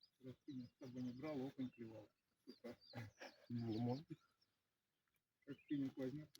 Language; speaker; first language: Russian; native; Russian